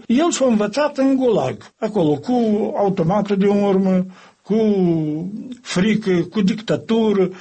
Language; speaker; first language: Romanian; native; Romanian